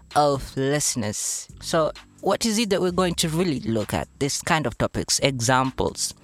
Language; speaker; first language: English; non-native, local second language; Luyia